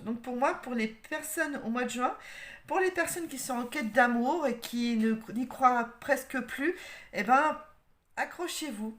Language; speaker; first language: French; native; French